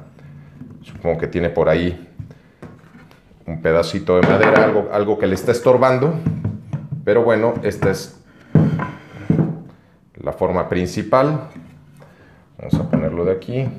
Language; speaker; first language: Spanish; native; Spanish